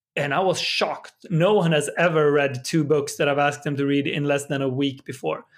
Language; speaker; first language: English; non-native, fluent; Swedish